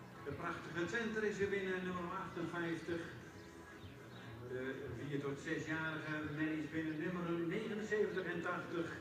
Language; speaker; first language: Dutch; native; Dutch